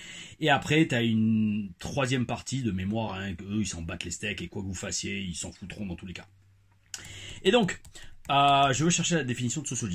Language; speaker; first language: French; native; French